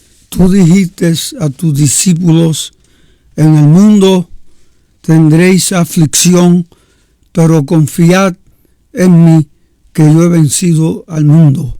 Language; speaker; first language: Spanish; native; Spanish